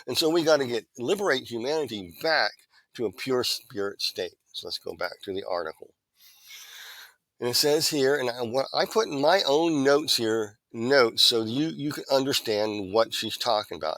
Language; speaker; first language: English; native; English